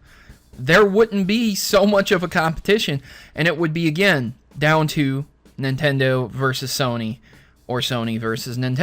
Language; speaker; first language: English; native; English